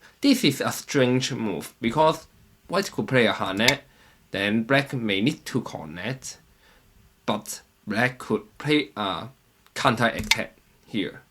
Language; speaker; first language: English; non-native, fluent; Chinese